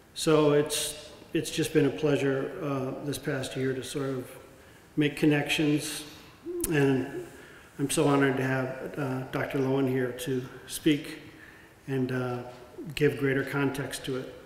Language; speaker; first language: English; native; English